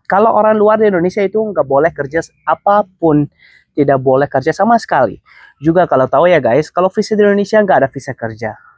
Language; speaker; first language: Indonesian; non-native, fluent; Arabic